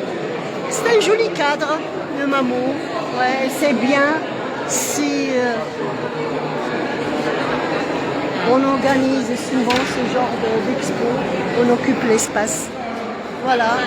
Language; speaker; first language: French; non-native, local second language; Arabic